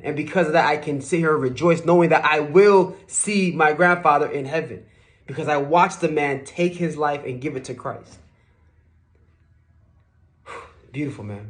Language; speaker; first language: English; native; English